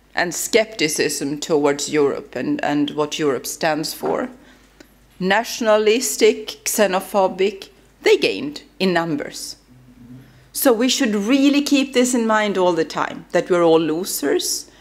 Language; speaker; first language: English; non-native, fluent; Swedish